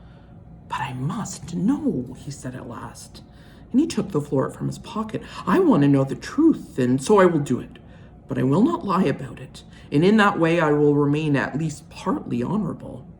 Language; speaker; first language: English; native; English